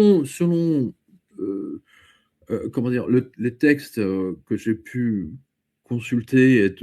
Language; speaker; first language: French; native; French